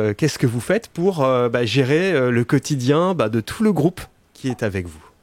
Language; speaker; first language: French; native; French